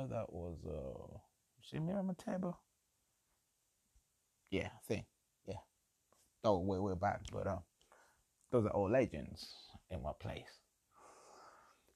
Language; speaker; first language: English; non-native, local second language; Ganda